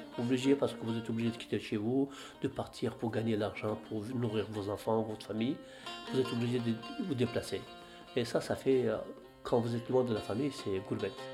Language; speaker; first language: French; non-native, fluent; Turkish